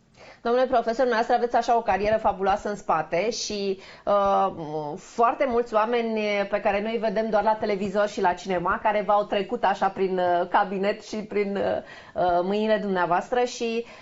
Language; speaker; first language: Romanian; native; Romanian